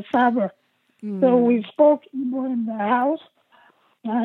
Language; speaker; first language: English; non-native, local second language; Igbo